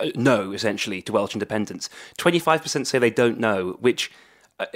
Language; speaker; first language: English; native; English